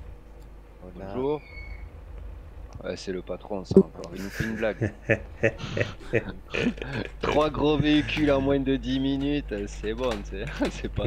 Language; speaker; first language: French; native; French